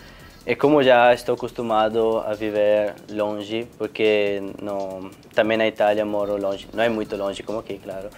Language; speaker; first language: Portuguese; non-native, fluent; Italian